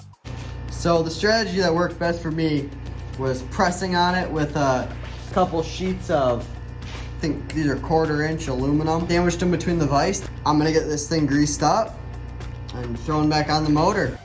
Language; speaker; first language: English; native; English